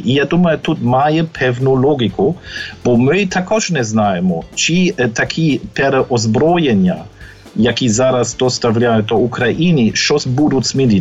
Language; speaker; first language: Ukrainian; non-native, fluent; German